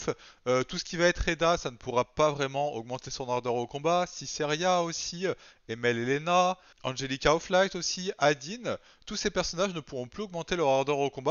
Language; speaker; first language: French; native; French